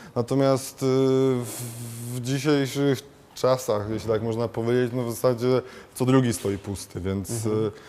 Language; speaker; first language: Polish; native; Polish